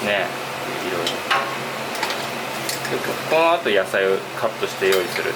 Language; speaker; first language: Japanese; native; Japanese